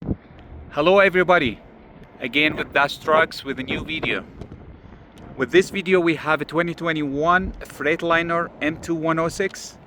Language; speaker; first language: English; non-native, learner; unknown